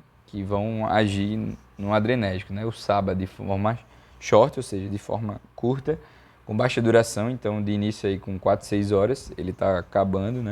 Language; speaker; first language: Portuguese; native; Portuguese